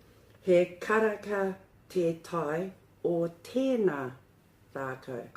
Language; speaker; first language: Māori; non-native, learner; English